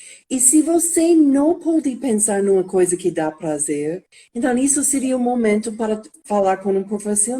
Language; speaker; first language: Portuguese; non-native, fluent; English